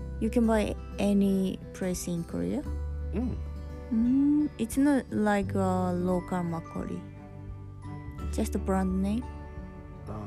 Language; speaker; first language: English; non-native, learner; Japanese